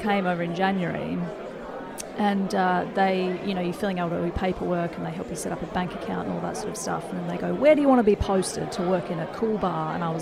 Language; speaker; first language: English; native; English